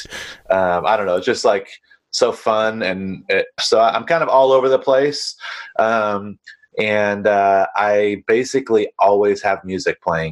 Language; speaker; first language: English; native; English